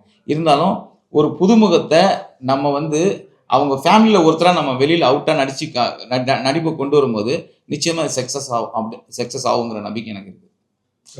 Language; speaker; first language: Tamil; native; Tamil